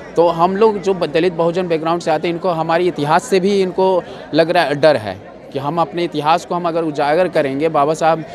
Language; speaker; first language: Hindi; native; Hindi